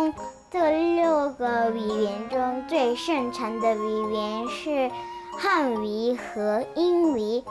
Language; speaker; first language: Chinese; non-native, learner; Korean